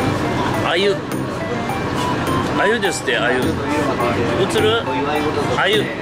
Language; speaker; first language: Japanese; native; Japanese